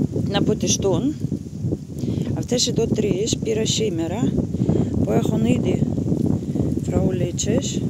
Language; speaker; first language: Greek; non-native, fluent; Russian